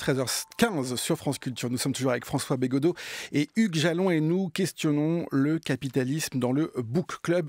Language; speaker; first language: French; native; French